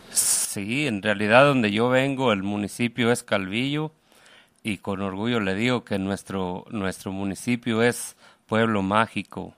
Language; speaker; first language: Spanish; native; Spanish